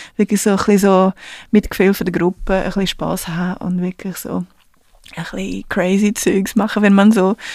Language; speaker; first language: German; non-native, fluent; Portuguese